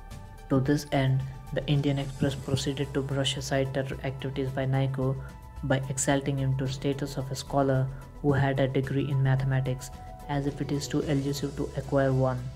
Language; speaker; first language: English; non-native, local second language; Telugu